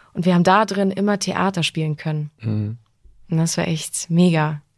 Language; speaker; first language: German; native; German